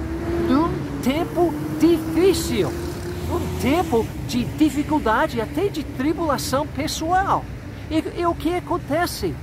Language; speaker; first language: Portuguese; non-native, fluent; English